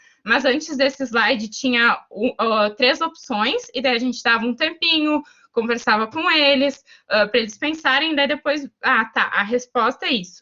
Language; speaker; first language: Portuguese; native; Portuguese